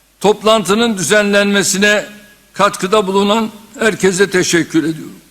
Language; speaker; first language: Turkish; native; Turkish